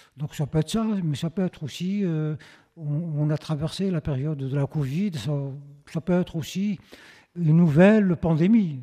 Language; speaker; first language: French; non-native, local second language; Arabic